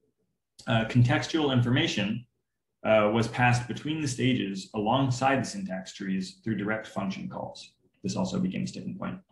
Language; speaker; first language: English; native; English